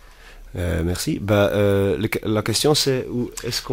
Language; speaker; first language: French; non-native, fluent; Dutch